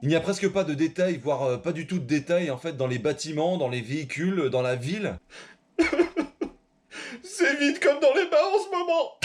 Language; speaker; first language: French; native; French